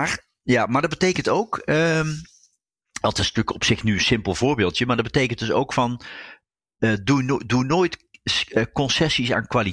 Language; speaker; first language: Dutch; native; Dutch